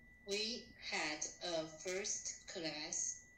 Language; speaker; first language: English; non-native, learner; Chinese